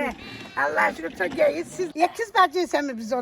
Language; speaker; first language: Turkish; native; Turkish